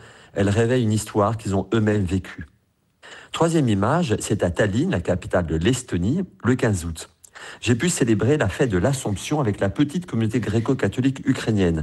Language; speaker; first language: French; native; French